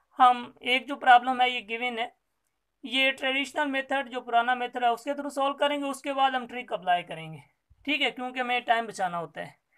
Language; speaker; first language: Urdu; non-native, local second language; Sindhi